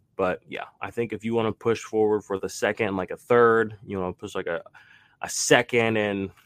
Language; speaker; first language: English; native; English